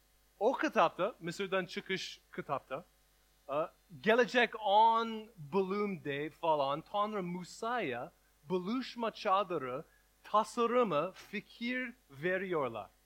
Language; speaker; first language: Turkish; non-native, learner; English